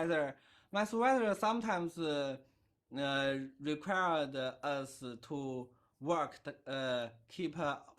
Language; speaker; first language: English; non-native, learner; Chinese